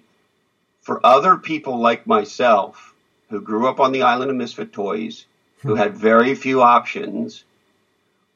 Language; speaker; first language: English; native; English